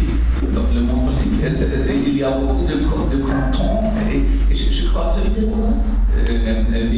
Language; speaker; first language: French; non-native, learner; German